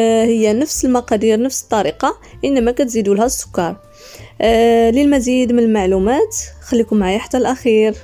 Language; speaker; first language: Arabic; native; Arabic